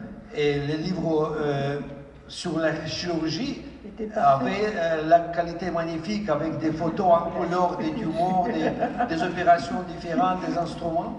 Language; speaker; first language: French; non-native, fluent; Russian